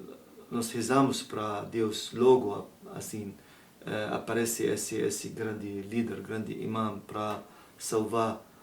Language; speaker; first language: Portuguese; non-native, learner; Arabic